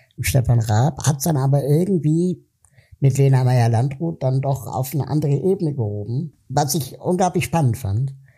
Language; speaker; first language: German; native; German